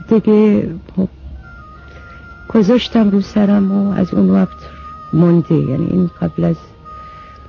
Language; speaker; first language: Persian; non-native, fluent; Arabic